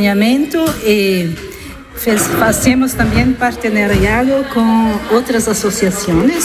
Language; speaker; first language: Spanish; non-native, learner; Italian